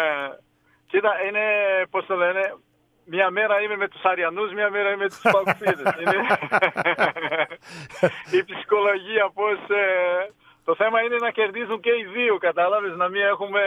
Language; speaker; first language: Greek; non-native, fluent; Portuguese